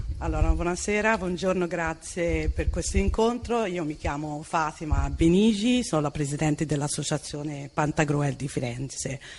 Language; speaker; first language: Italian; non-native, fluent; Arabic